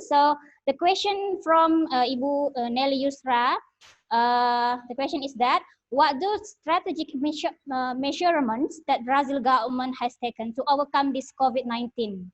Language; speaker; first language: English; non-native, learner; Indonesian